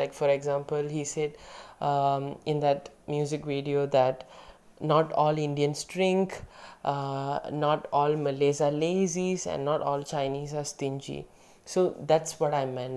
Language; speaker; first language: English; non-native, local second language; Tamil